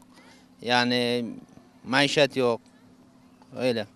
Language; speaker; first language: Turkish; non-native, learner; Arabic